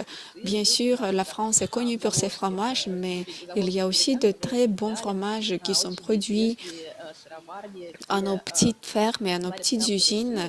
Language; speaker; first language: French; non-native, fluent; Russian